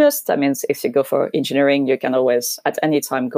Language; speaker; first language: English; non-native, fluent; French